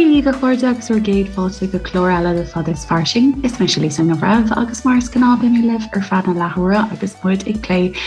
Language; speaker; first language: Irish; native; Irish